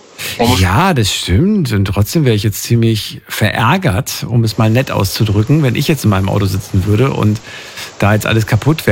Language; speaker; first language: German; native; German